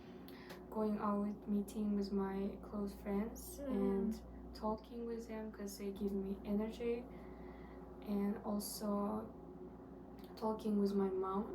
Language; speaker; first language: English; non-native, learner; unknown